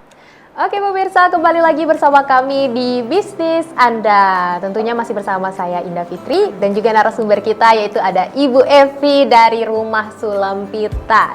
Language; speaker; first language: Indonesian; native; Indonesian